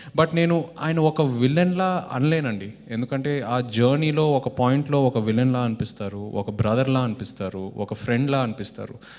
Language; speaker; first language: Telugu; native; Telugu